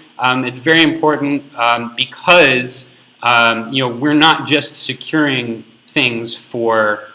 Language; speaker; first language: English; native; English